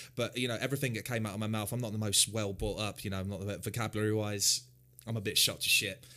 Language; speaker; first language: English; native; English